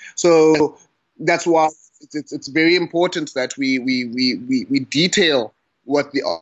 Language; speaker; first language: English; non-native, local second language; Xhosa